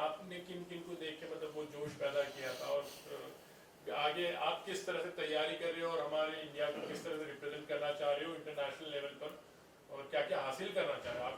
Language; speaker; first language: Hindi; native; Hindi